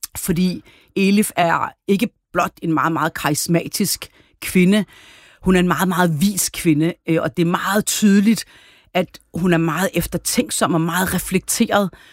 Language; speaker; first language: Danish; early bilingual, other home language; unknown